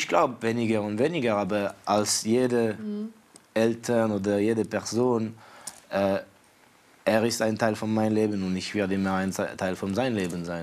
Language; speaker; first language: German; non-native, fluent; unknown